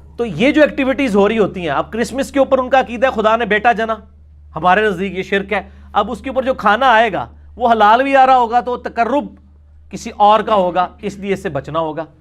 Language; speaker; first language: Urdu; non-native, local second language; Punjabi